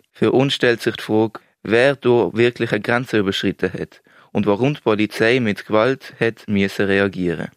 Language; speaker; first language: German; native; German